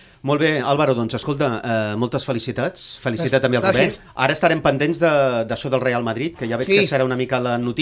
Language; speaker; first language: Catalan; native; Catalan